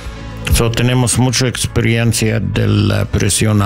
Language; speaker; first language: Spanish; non-native, learner; English